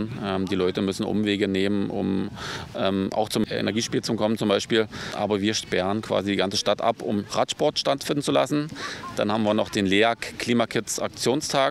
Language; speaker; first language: German; native; German